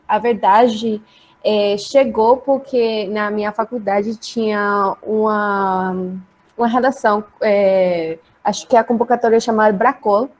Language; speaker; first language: Portuguese; non-native, learner; Spanish